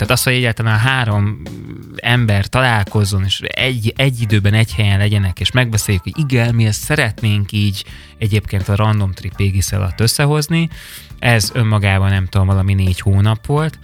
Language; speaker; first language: Hungarian; native; Hungarian